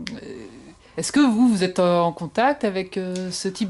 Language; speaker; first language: French; native; French